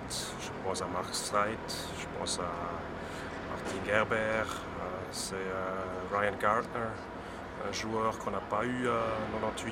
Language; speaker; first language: French; non-native, local second language; German